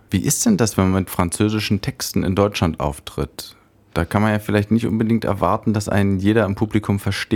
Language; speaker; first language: German; native; German